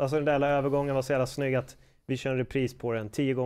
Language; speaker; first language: Swedish; native; Swedish